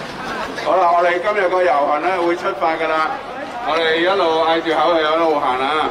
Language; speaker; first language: Chinese; native; Chinese